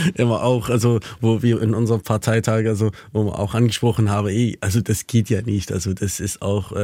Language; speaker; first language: German; non-native, fluent; Kurdish